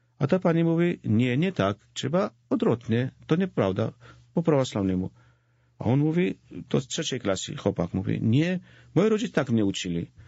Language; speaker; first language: Polish; non-native, fluent; Georgian